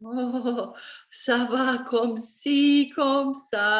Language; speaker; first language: French; non-native, fluent; English